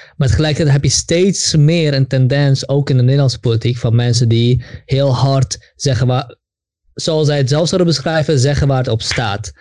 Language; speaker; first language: Dutch; native; Dutch